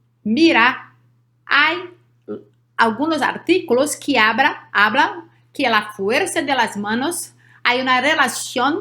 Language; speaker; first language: Spanish; non-native, learner; Portuguese